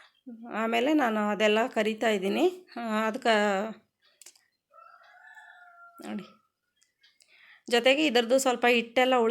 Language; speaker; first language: Kannada; native; Kannada